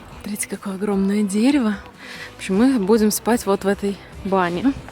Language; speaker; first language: Russian; native; Russian